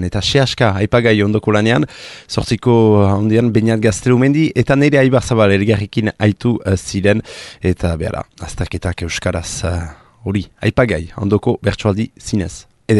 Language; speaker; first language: Basque; native; Basque